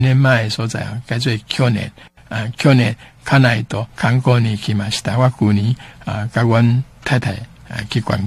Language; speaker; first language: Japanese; non-native, fluent; Min Nan Chinese